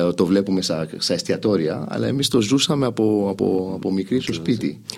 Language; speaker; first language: Greek; early bilingual, heritage; Greek